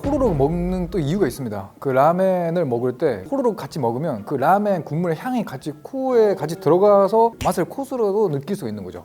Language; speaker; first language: Korean; non-native, fluent; Japanese